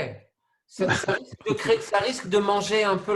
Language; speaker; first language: French; native; French